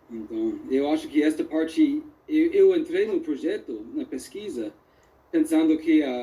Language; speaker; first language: Portuguese; non-native, fluent; English